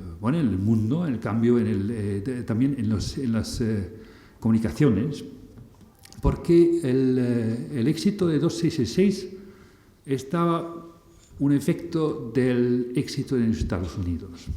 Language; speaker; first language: Spanish; non-native, fluent; German